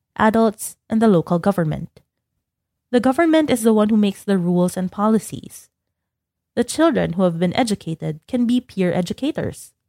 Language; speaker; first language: English; non-native, fluent; Indonesian